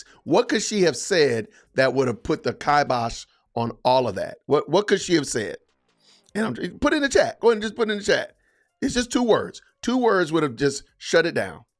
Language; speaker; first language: English; native; English